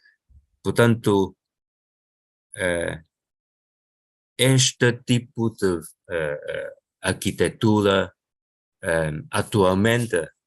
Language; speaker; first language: Portuguese; non-native, local second language; Chinese